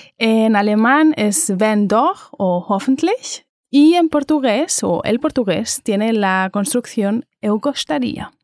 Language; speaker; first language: Spanish; native; Spanish